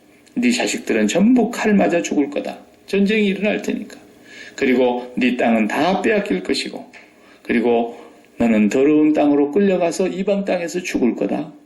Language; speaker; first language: Korean; native; Korean